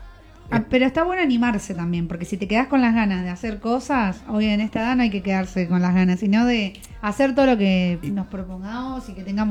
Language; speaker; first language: Spanish; native; Spanish